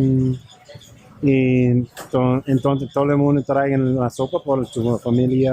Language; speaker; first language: Spanish; non-native, learner; English